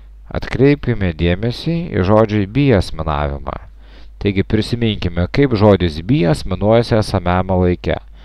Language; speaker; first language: Lithuanian; native; Lithuanian